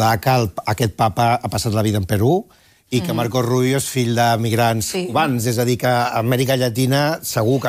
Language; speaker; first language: Catalan; native; Catalan